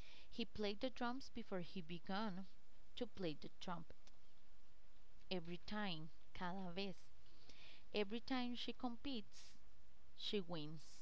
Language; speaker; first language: English; non-native, fluent; Spanish